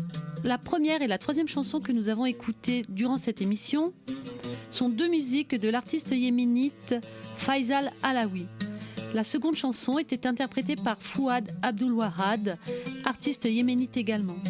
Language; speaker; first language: French; native; French